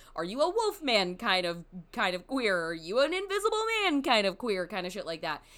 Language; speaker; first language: English; native; English